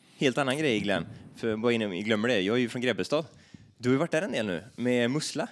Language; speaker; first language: Swedish; native; Swedish